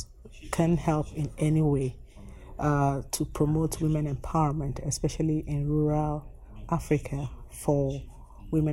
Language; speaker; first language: English; non-native, local second language; Igbo